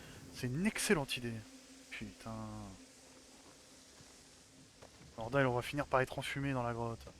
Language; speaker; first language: French; native; French